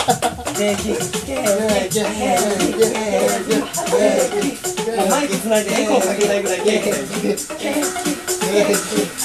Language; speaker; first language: Japanese; native; Japanese